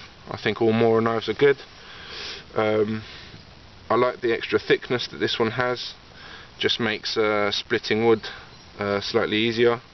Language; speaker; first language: English; native; English